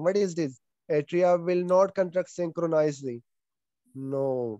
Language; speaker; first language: English; non-native, fluent; Pashto